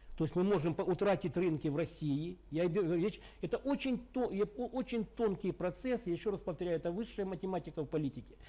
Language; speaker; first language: Russian; native; Russian